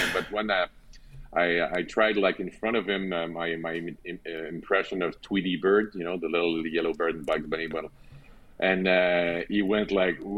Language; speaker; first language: English; non-native, fluent; French